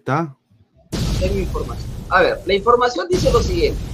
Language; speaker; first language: Spanish; native; Spanish